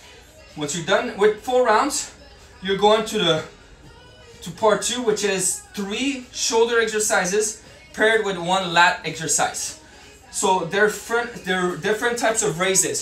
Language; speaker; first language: English; native; English